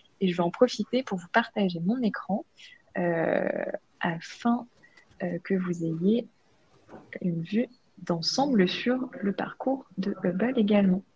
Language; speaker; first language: French; native; French